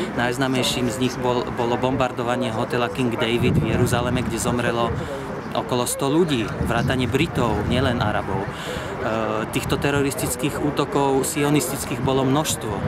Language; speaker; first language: Slovak; non-native, fluent; Arabic